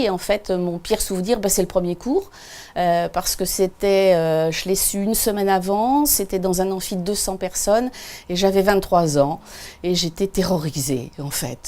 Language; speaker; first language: French; native; French